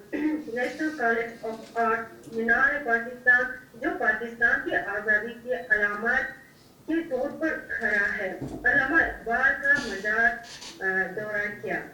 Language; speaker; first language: Hindi; non-native, fluent; Uzbek